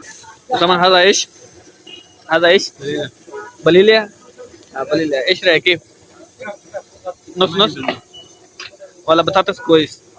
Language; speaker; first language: Arabic; non-native, learner; Urdu